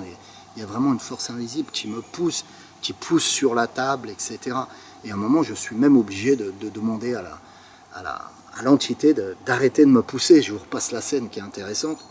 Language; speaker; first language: French; native; French